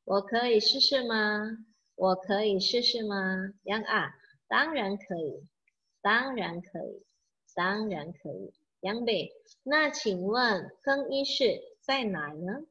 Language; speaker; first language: Chinese; non-native, fluent; Indonesian